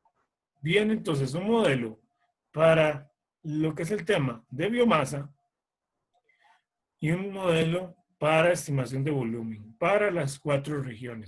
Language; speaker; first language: Spanish; native; Spanish